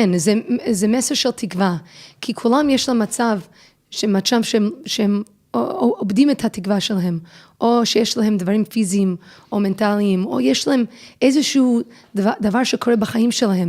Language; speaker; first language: Hebrew; non-native, fluent; English